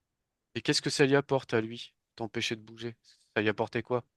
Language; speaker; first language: French; native; French